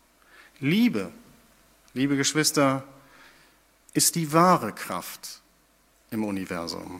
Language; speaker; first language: German; native; German